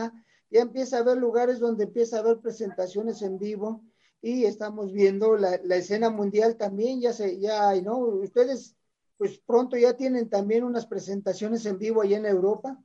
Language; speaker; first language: Spanish; native; Spanish